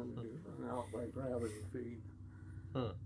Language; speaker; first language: English; native; English